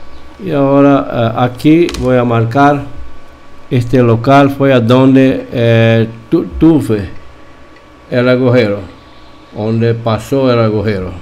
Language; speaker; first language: Spanish; non-native, fluent; Portuguese